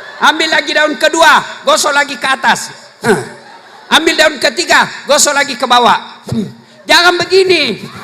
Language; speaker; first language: Indonesian; native; Indonesian